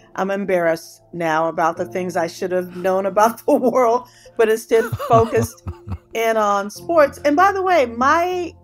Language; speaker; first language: English; native; English